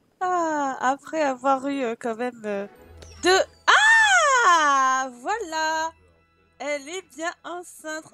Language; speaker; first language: French; native; French